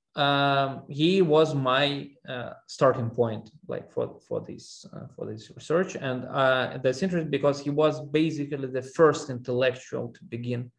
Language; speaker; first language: English; non-native, fluent; Armenian